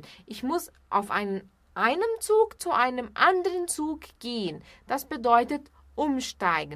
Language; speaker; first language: German; non-native, fluent; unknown